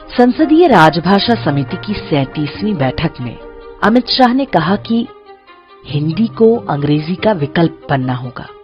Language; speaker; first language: Hindi; native; Hindi